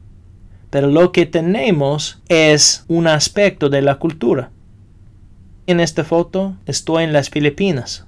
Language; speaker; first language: Spanish; non-native, fluent; English